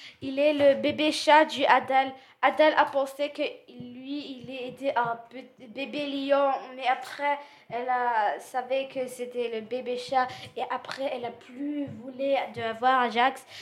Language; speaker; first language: French; non-native, learner; English